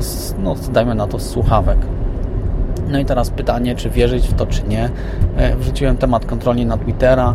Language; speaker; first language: Polish; native; Polish